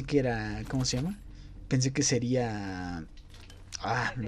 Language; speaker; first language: Spanish; native; Spanish